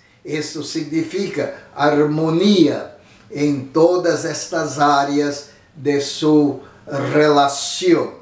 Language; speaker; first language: Spanish; non-native, fluent; Portuguese